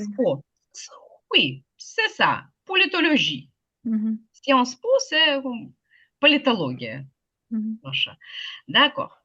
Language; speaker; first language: French; non-native, fluent; Ukrainian